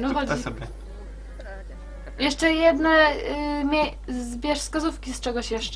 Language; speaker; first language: Polish; native; Polish